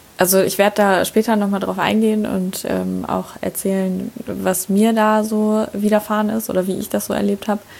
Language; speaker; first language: German; native; German